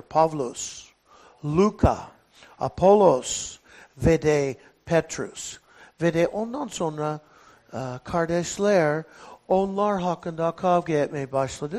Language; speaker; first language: Turkish; non-native, fluent; English